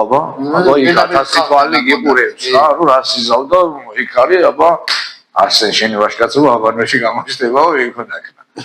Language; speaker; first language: Georgian; native; Georgian